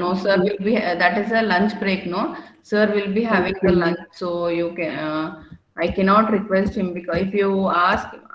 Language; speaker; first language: English; non-native, local second language; Kannada